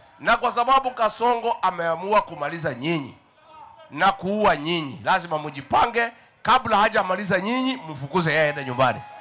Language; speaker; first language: Swahili; non-native, local second language; Kikuyu